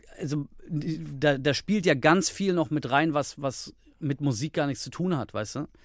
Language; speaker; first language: German; early bilingual, heritage; Greek